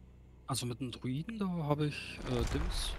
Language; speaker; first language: German; native; German